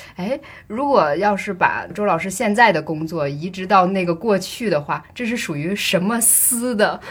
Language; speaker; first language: Chinese; native; Chinese